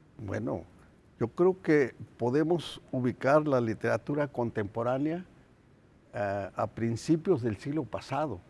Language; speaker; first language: Spanish; non-native, local second language; Nahuatl languages